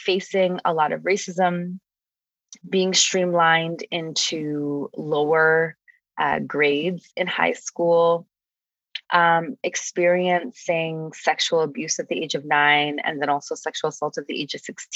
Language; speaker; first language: English; native; English